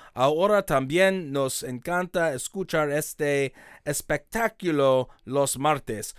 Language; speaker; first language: Spanish; non-native, learner; English